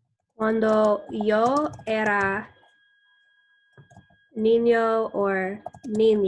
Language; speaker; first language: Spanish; non-native, fluent; English